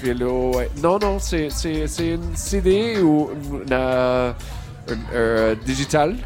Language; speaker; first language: French; non-native, learner; English